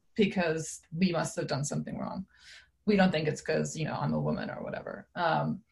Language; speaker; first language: English; non-native, fluent; Serbian